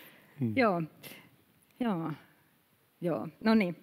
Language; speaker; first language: Finnish; native; Finnish